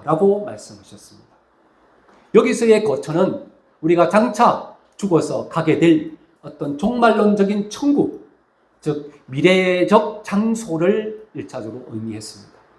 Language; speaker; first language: Korean; native; Korean